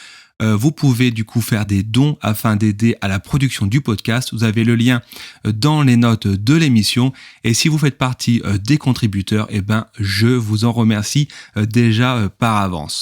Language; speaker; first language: French; native; French